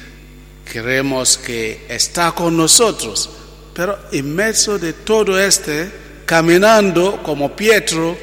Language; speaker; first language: Spanish; non-native, fluent; Italian